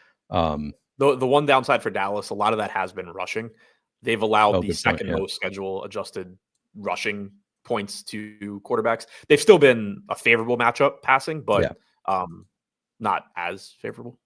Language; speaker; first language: English; native; English